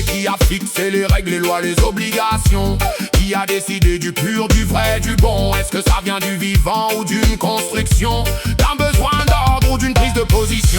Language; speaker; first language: French; native; French